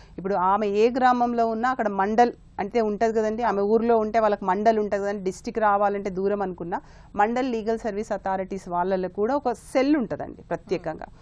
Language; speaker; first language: Telugu; native; Telugu